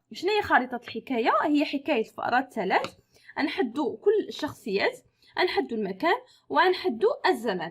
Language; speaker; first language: Arabic; native; Arabic